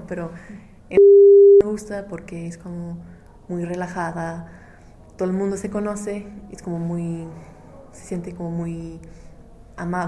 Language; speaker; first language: Spanish; non-native, fluent; English